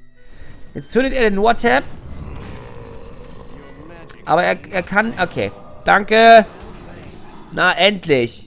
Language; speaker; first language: German; native; German